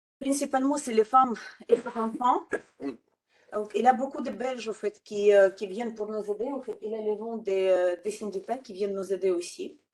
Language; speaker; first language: French; non-native, fluent; Ukrainian